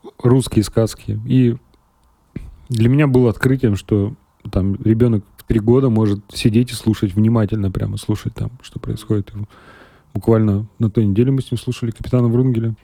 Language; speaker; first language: Russian; native; Russian